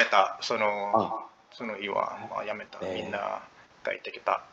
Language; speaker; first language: Japanese; non-native, learner; English